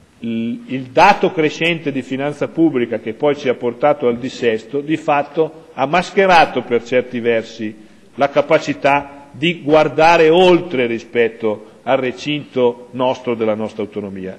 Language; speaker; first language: Italian; native; Italian